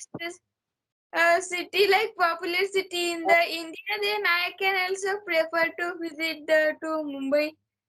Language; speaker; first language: English; non-native, learner; Marathi